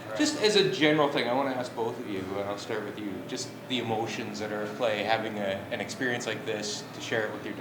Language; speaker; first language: English; native; English